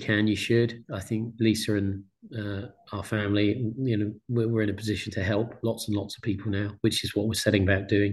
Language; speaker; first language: English; native; English